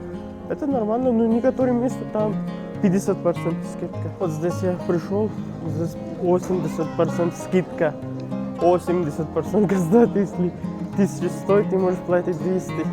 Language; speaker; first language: Russian; non-native, learner; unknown